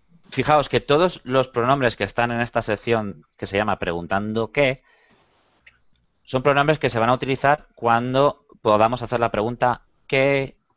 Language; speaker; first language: Spanish; native; Spanish